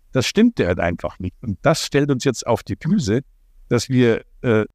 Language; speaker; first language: German; non-native, fluent; Ukrainian